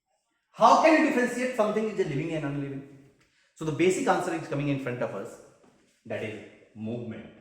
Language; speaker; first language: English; non-native, local second language; Hindi